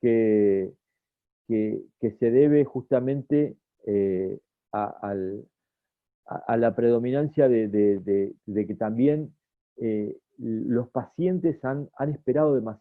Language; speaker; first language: Spanish; native; Spanish